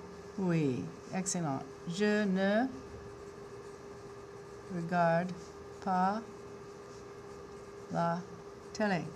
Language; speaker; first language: French; non-native, fluent; English